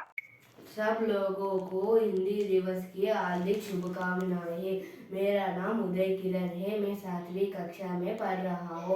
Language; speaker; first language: Hindi; non-native, local second language; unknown